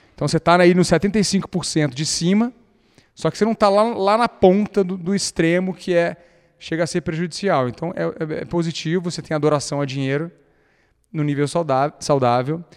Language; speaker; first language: Portuguese; native; Portuguese